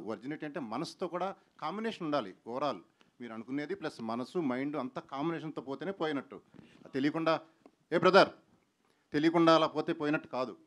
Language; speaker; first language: Telugu; native; Telugu